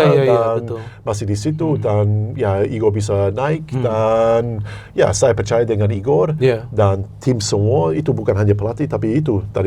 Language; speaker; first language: Indonesian; non-native, fluent; English